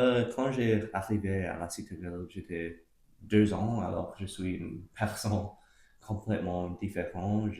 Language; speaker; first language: French; non-native, local second language; English